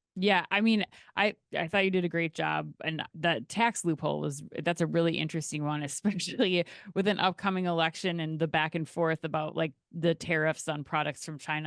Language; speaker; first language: English; native; English